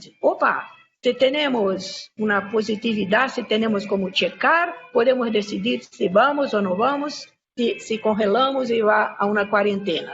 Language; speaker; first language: Spanish; non-native, fluent; Portuguese